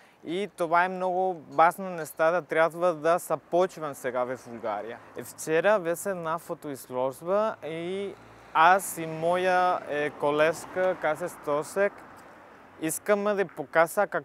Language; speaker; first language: Bulgarian; non-native, learner; Spanish